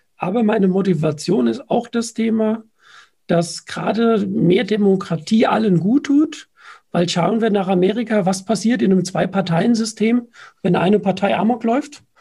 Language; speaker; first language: German; native; German